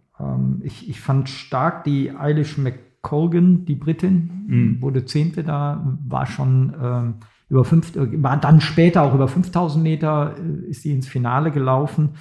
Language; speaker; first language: German; native; German